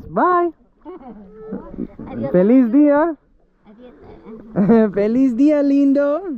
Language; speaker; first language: Spanish; early bilingual, heritage; English